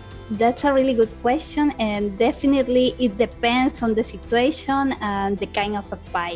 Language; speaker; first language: English; non-native, learner; Spanish